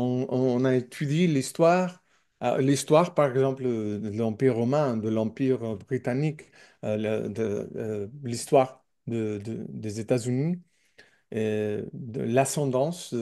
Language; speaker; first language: French; non-native, learner; English